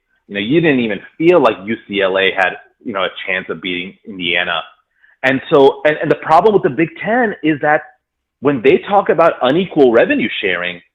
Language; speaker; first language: English; native; English